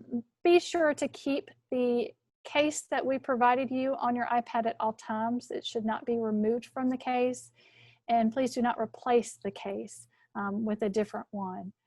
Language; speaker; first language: English; native; English